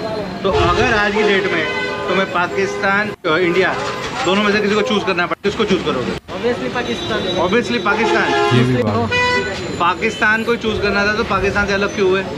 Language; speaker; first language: Hindi; native; Hindi